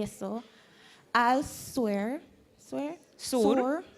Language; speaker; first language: Spanish; non-native, learner; English